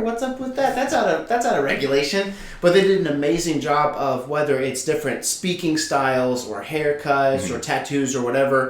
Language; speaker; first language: English; native; English